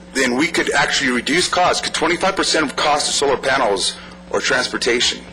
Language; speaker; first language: English; native; English